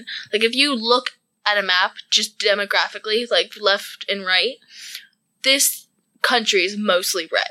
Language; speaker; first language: English; native; English